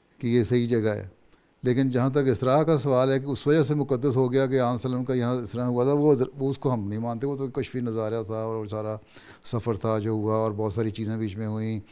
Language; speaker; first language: Urdu; native; Urdu